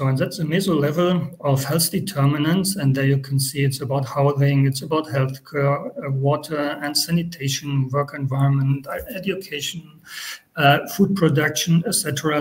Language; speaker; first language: English; non-native, fluent; German